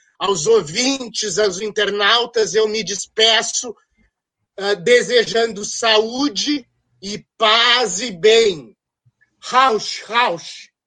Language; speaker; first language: Portuguese; native; Portuguese